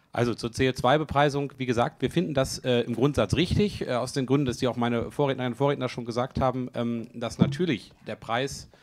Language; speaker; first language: German; native; German